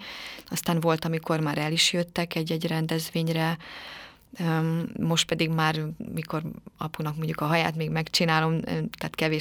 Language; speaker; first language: Hungarian; native; Hungarian